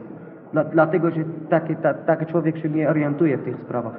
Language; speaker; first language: Polish; non-native, learner; Arabic